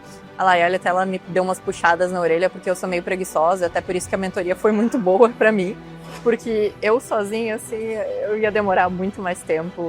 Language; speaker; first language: Portuguese; native; Portuguese